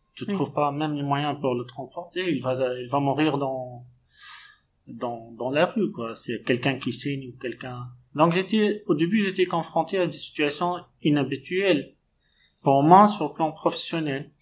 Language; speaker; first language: French; non-native, local second language; Arabic